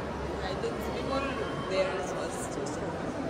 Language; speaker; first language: English; non-native, learner; Arabic